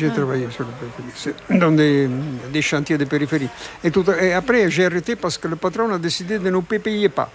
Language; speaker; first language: French; non-native, fluent; Italian